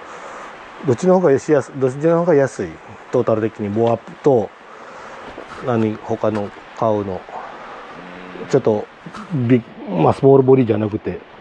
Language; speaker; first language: Japanese; non-native, fluent; Indonesian